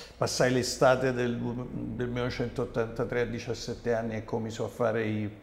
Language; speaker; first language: Italian; native; Italian